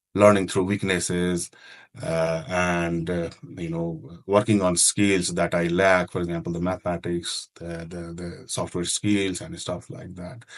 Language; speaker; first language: English; non-native, local second language; Nepali